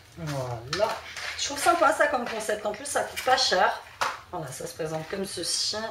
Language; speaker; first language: French; early bilingual, other home language; Portuguese